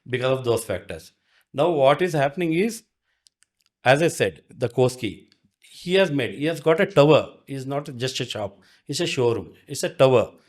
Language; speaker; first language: English; non-native, local second language; Kannada